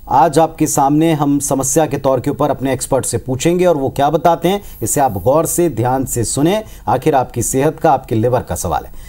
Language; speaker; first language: Hindi; native; Hindi